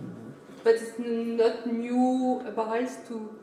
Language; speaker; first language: English; non-native, learner; French